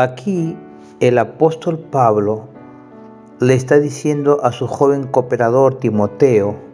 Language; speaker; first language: Spanish; native; Spanish